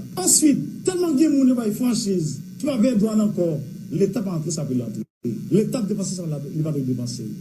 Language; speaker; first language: Haitian Creole; native; Haitian Creole